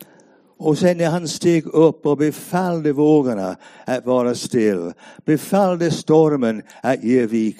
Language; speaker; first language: Swedish; non-native, fluent; English